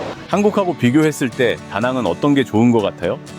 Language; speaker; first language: Korean; native; Korean